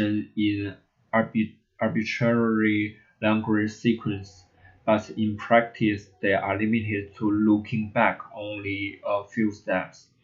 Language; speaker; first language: English; non-native, learner; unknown